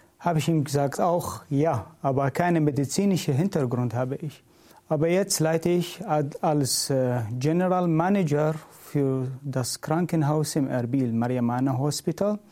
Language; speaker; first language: German; non-native, learner; Syriac